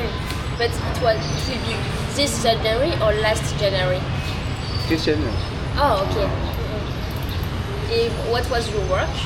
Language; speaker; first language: English; non-native, fluent; French